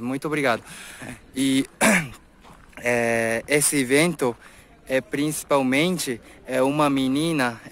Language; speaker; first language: Portuguese; non-native, learner; Japanese